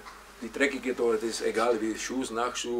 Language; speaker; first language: German; non-native, fluent; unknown